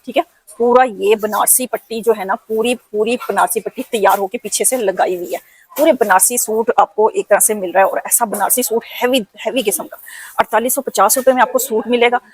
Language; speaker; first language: Urdu; non-native, local second language; Punjabi